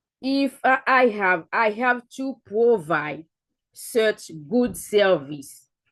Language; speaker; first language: English; non-native, learner; Haitian Creole